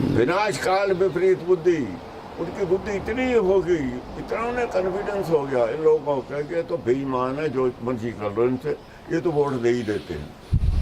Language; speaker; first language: Hindi; non-native, local second language; Punjabi